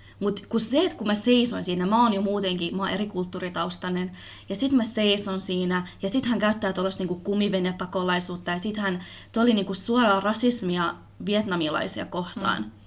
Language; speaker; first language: Finnish; early bilingual, other home language; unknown